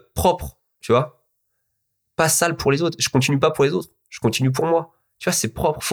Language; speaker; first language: French; native; French